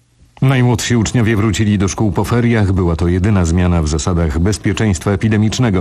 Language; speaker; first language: Polish; native; Polish